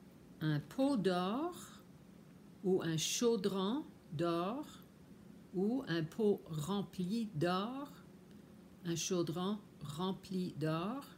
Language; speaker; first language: French; non-native, fluent; English